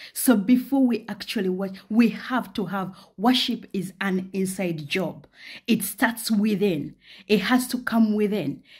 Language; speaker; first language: English; non-native, local second language; Ganda